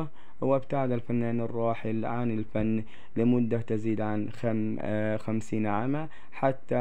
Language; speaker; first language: Arabic; native; Arabic